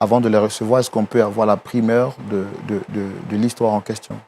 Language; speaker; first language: French; native; French